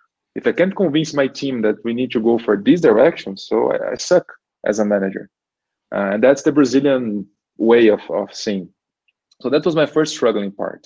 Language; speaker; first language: English; non-native, fluent; Portuguese